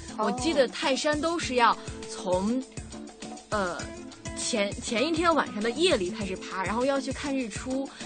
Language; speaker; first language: Chinese; native; Chinese